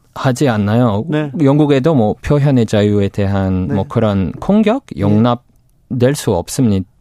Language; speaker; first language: Korean; non-native, fluent; English